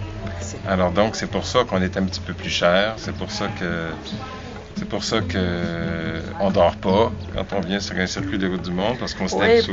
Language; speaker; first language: French; native; French